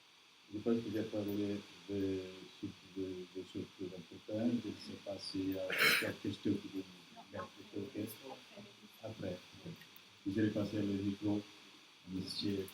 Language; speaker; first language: French; non-native, learner; Portuguese